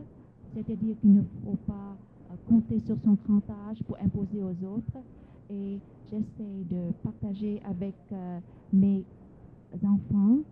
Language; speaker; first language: French; non-native, fluent; Vietnamese